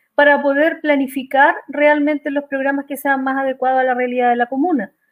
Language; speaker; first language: Spanish; native; Spanish